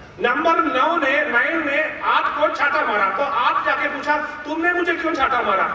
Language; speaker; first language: Hindi; non-native, local second language; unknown